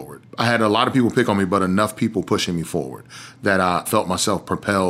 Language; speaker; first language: English; native; English